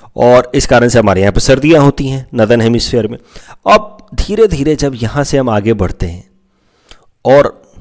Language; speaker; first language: Hindi; non-native, local second language; Assamese